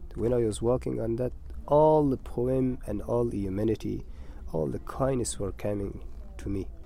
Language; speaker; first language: English; non-native, learner; Persian